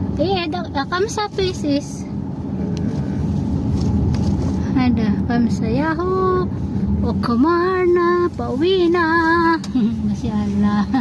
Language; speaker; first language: Arabic; non-native, learner; Filipino